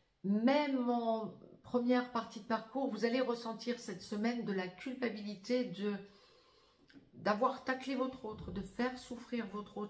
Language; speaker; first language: French; native; French